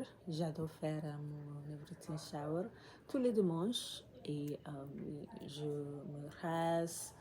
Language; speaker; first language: French; non-native, learner; English